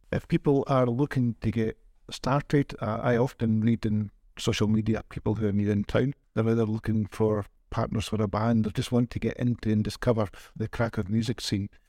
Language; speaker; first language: English; native; English